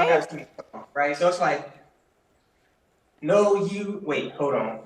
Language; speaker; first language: English; native; English